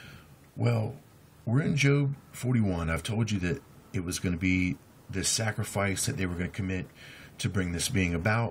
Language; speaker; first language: English; native; English